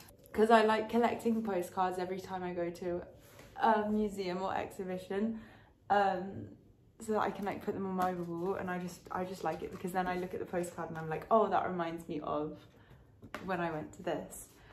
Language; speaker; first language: English; early bilingual, other home language; French